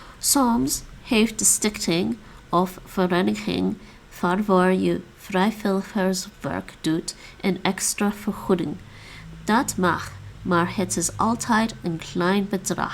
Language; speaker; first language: Dutch; non-native, learner; English